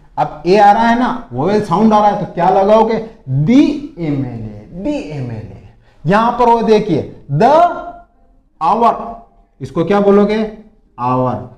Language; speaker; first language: Hindi; native; Hindi